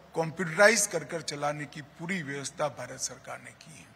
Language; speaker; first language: Hindi; non-native, local second language; Gujarati